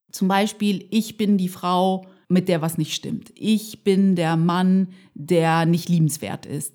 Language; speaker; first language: German; early bilingual, other home language; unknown